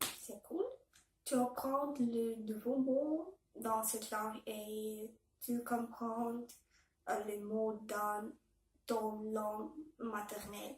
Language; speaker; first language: French; non-native, learner; Belarusian